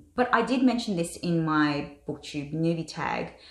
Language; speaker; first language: English; native; English